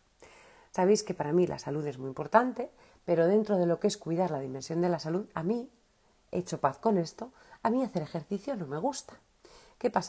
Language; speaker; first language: Spanish; native; Spanish